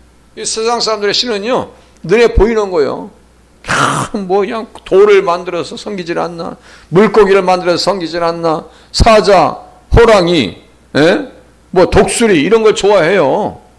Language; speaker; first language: Korean; native; Korean